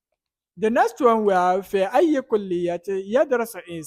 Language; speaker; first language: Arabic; non-native, fluent; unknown